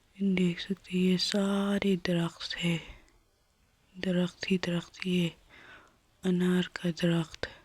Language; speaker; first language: Urdu; non-native, local second language; Shina